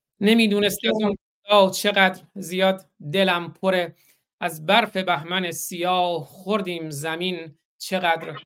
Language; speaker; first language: Persian; native; Persian